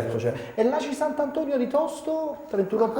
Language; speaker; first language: Italian; native; Italian